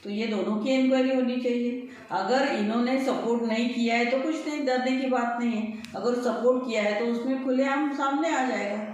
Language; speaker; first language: Hindi; non-native, local second language; Marathi